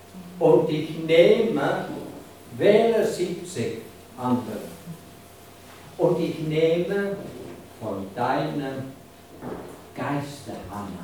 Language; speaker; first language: German; non-native, fluent; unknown